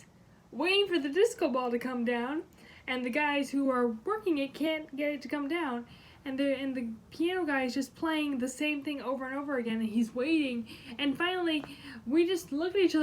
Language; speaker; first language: English; native; English